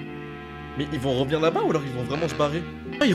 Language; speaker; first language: French; native; French